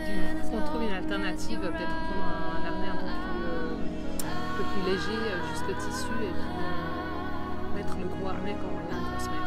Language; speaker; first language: French; native; French